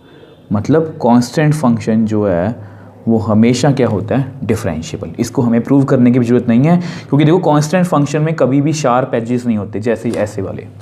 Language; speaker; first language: Hindi; native; Hindi